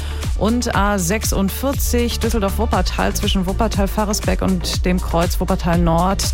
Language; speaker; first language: German; native; German